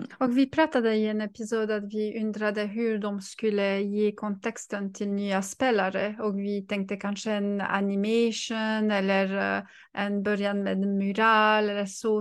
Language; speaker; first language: Swedish; non-native, fluent; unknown